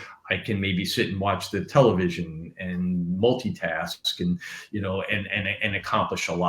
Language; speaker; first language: English; native; English